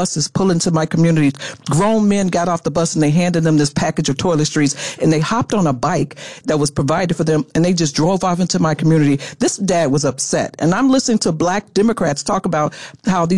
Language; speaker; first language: English; native; English